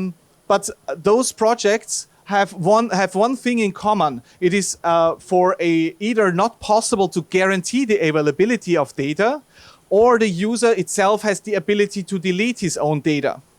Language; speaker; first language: English; non-native, fluent; German